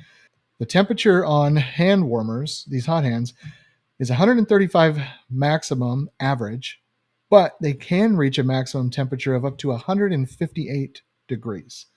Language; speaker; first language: English; native; English